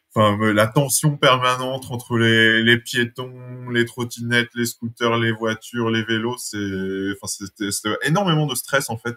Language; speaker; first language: French; native; French